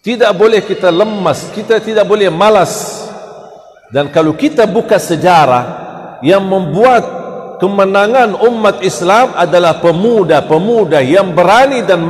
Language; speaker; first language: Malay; non-native, fluent; Arabic